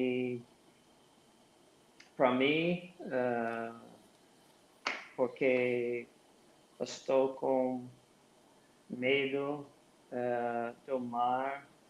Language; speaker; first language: Portuguese; non-native, learner; English